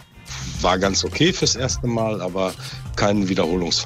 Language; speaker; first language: German; native; German